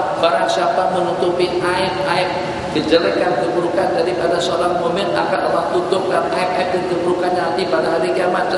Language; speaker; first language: Indonesian; non-native, local second language; Banjar